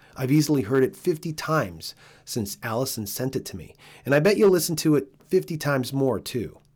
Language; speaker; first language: English; native; English